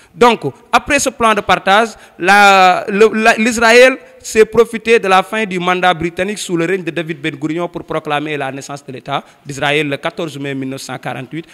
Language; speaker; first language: French; non-native, local second language; Wolof